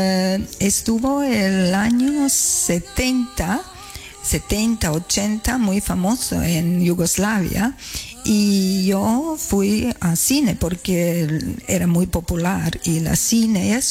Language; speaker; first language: Spanish; non-native, fluent; Serbian